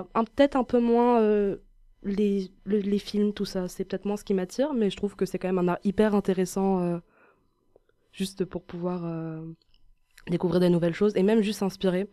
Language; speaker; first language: French; native; French